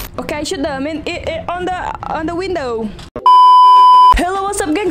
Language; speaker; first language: English; non-native, learner; Indonesian